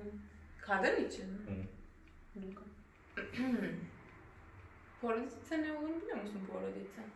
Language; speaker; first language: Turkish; non-native, learner; Serbian